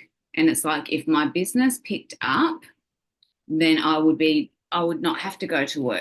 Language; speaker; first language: English; native; English